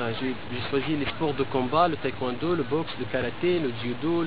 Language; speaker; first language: French; non-native, local second language; Arabic